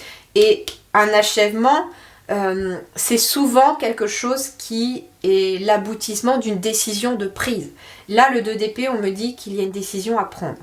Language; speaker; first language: French; native; French